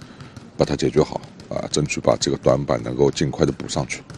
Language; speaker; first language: Chinese; native; Chinese